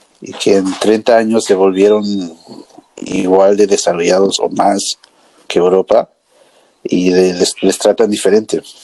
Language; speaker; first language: Spanish; non-native, fluent; Rundi